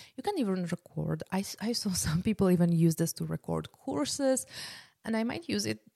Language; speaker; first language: English; non-native, fluent; Polish